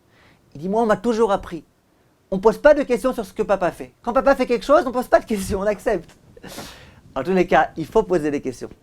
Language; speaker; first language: French; native; French